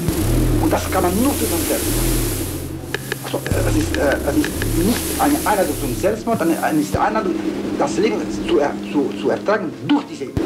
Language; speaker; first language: German; non-native, fluent; Romanian